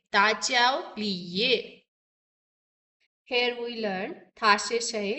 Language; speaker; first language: Chinese; non-native, learner; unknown